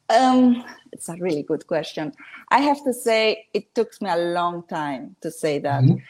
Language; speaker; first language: English; non-native, learner; Spanish